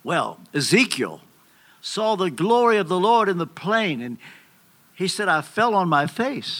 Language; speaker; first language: English; native; English